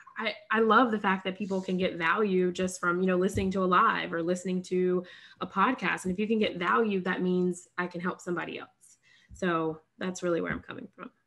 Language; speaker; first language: English; native; English